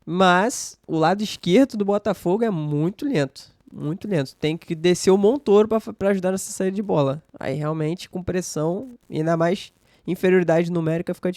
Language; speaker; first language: Portuguese; native; Portuguese